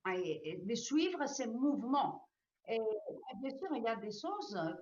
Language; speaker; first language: French; non-native, fluent; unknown